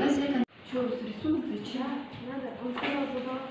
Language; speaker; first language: Russian; non-native, local second language; Kazakh